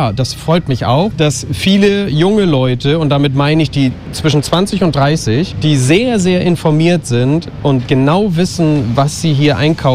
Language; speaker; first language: German; native; German